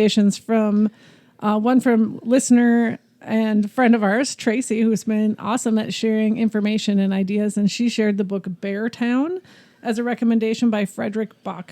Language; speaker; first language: English; native; English